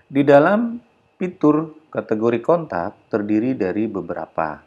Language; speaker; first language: Indonesian; native; Indonesian